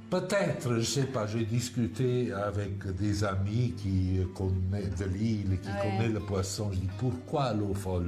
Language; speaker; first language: French; non-native, fluent; Italian